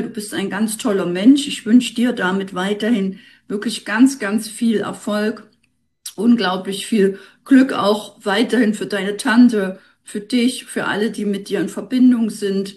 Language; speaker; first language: German; native; German